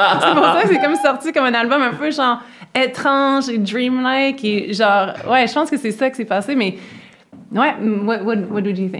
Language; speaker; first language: French; native; French